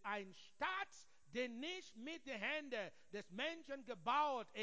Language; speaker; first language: German; non-native, learner; English